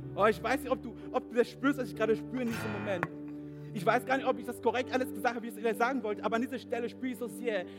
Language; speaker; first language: German; non-native, fluent; French